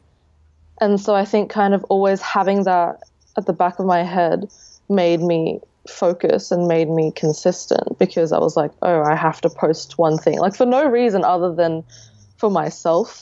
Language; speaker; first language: English; native; English